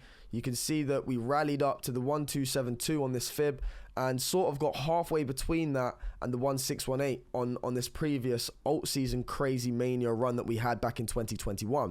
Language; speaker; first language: English; native; English